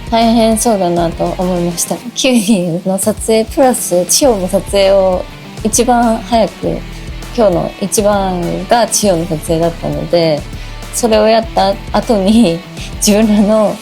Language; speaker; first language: Japanese; native; Japanese